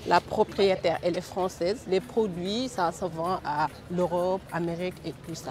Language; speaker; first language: French; non-native, local second language; Wolof